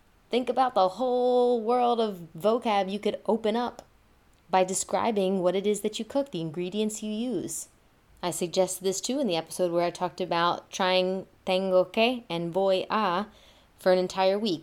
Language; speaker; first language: English; native; English